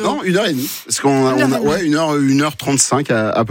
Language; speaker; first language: French; native; French